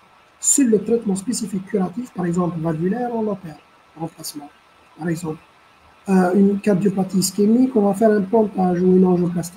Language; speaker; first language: French; non-native, local second language; Arabic